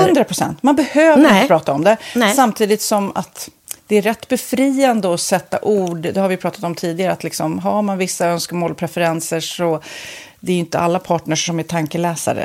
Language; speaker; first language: Swedish; native; Swedish